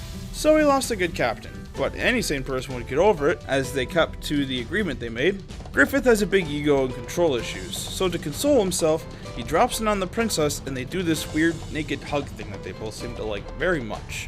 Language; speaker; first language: English; native; English